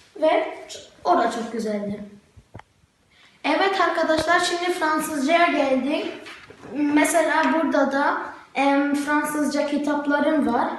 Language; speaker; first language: Turkish; early bilingual, heritage; Turkish